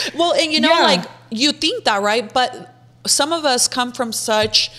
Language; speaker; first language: English; non-native, fluent; Spanish